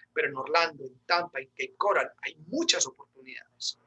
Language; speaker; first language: Spanish; native; Spanish